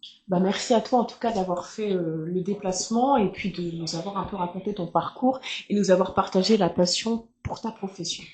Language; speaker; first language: French; native; French